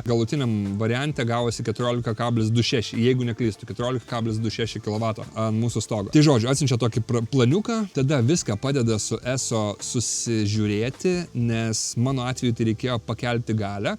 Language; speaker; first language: Lithuanian; native; Lithuanian